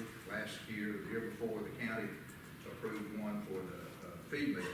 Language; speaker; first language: English; native; English